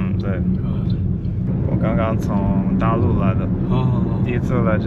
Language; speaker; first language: Chinese; non-native, fluent; English